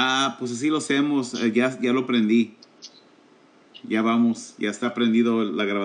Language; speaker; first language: Spanish; early bilingual, heritage; Spanish